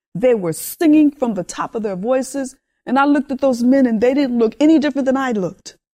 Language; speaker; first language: English; early bilingual, other home language; Spanish